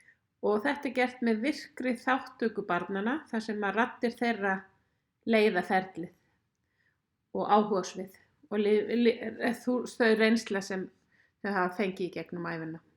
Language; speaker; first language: Icelandic; native; Icelandic